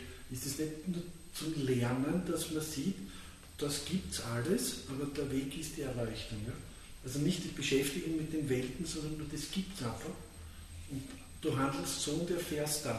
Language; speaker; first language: German; native; German